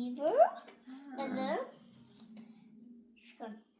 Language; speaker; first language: Albanian; early bilingual, heritage; Albanian